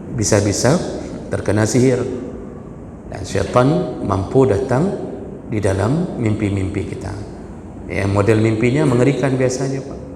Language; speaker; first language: Malay; non-native, local second language; Achinese